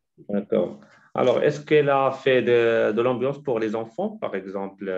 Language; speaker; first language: French; non-native, learner; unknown